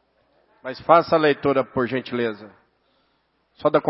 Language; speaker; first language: Portuguese; native; Portuguese